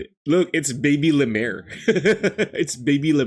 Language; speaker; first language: English; native; English